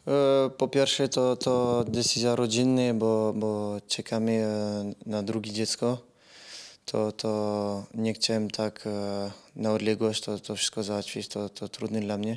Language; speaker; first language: Polish; non-native, fluent; French